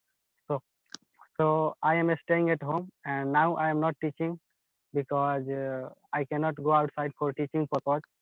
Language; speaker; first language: English; non-native, learner; Hindi